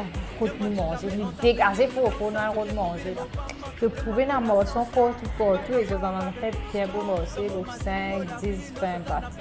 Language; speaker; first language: French; non-native, local second language; Morisyen